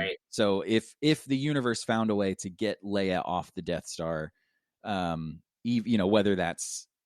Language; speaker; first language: English; native; English